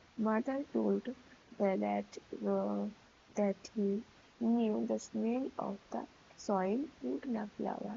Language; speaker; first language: English; non-native, local second language; Bangla